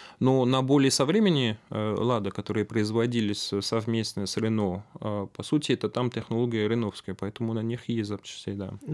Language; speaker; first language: Russian; non-native, fluent; French